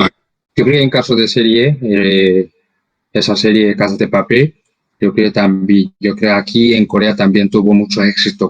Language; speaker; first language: Spanish; non-native, fluent; Korean